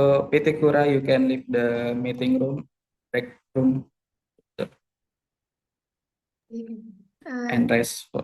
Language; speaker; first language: English; non-native, learner; Indonesian